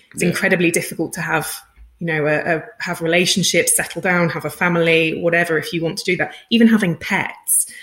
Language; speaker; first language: English; native; English